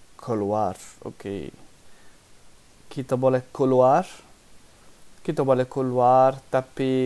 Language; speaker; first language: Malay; non-native, learner; English